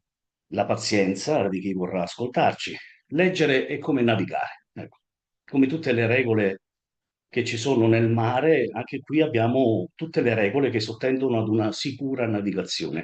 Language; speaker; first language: Italian; native; Italian